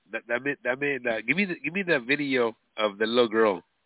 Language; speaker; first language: English; early bilingual, other home language; Spanish